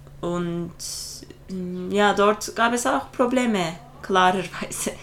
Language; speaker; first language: German; non-native, fluent; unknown